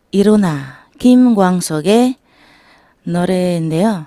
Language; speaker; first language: Korean; non-native, learner; Filipino